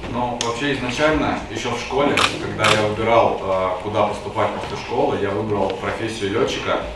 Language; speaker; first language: Russian; native; Russian